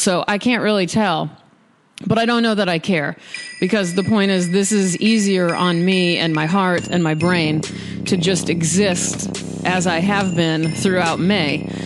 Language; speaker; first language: English; native; English